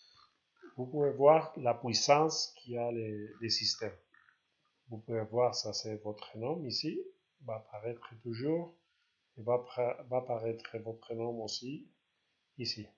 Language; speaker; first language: French; non-native, learner; Spanish